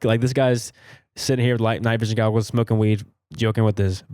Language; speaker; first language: English; native; English